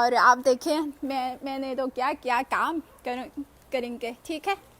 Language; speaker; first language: Hindi; non-native, fluent; Chinese